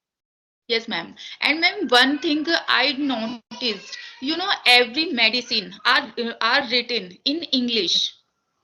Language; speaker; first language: English; non-native, learner; Hindi